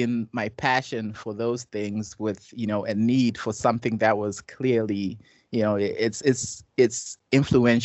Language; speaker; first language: English; non-native, local second language; Shona